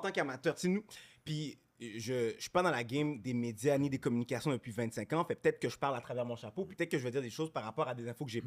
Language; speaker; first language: French; native; French